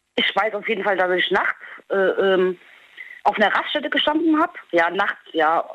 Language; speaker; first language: German; native; German